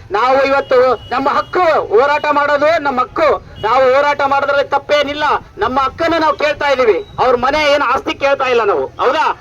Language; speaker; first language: Kannada; native; Kannada